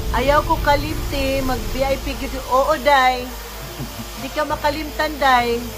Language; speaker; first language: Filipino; non-native, local second language; Cebuano